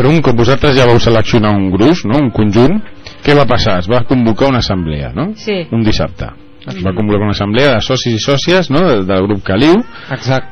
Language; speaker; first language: Catalan; native; Catalan